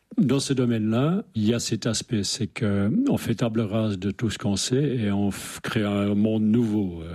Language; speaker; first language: French; native; French